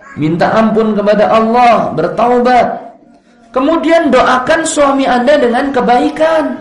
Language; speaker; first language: Indonesian; non-native, local second language; Javanese